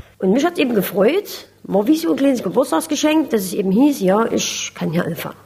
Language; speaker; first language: German; native; German